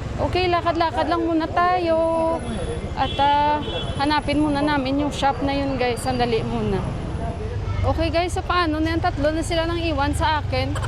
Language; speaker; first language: Filipino; native; Filipino